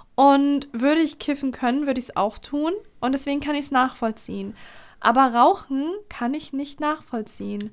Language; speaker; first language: German; early bilingual, other home language; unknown